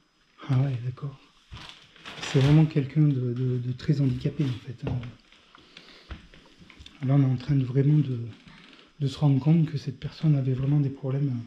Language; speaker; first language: French; native; French